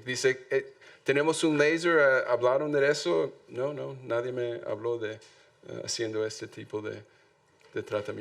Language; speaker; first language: Spanish; non-native, learner; English